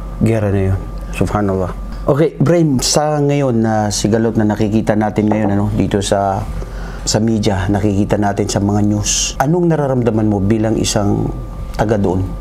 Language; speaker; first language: Filipino; non-native, local second language; Maranao